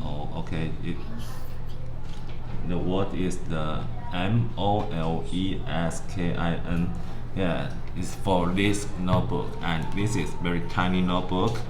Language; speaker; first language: English; non-native, learner; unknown